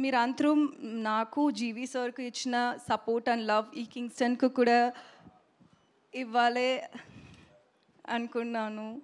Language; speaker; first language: Telugu; non-native, learner; Tamil